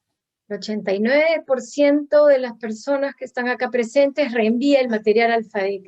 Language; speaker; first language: Spanish; native; Spanish